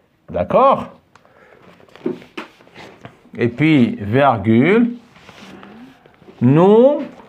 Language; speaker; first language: French; non-native, fluent; Arabic